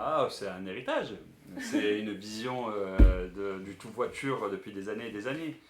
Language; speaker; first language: French; native; French